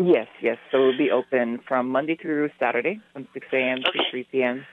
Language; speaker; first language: English; native; English